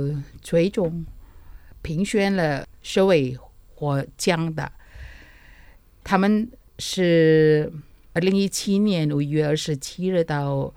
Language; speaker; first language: Chinese; non-native, fluent; Indonesian